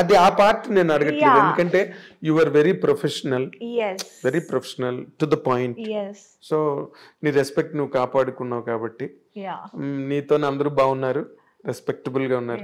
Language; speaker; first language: Telugu; native; Telugu